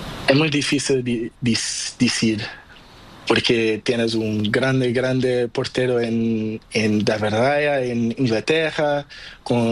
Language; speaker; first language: Spanish; non-native, learner; Portuguese